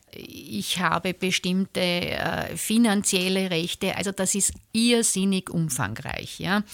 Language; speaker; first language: German; native; German